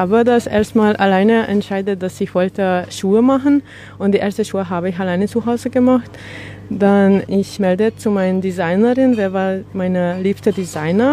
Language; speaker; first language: German; non-native, learner; Hungarian